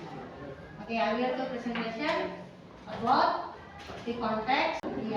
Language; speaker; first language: English; non-native, learner; Indonesian